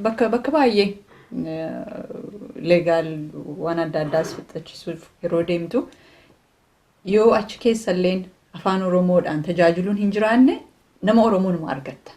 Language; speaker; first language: Oromo; native; Oromo